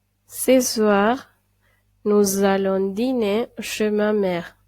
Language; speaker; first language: French; non-native, fluent; Spanish